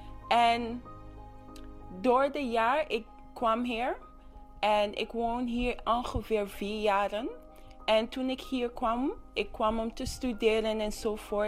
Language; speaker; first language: Dutch; non-native, local second language; English